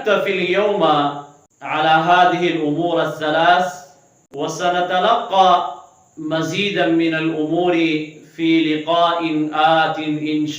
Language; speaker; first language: Arabic; non-native, fluent; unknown